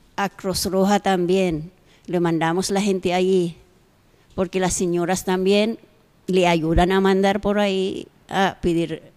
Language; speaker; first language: Spanish; non-native, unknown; Filipino